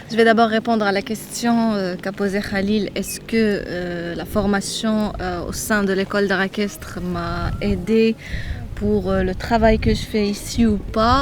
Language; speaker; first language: French; non-native, local second language; Arabic